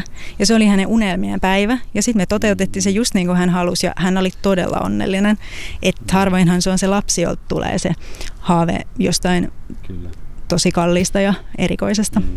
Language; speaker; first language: Finnish; native; Finnish